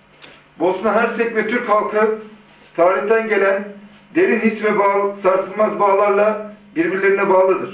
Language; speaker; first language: Turkish; native; Turkish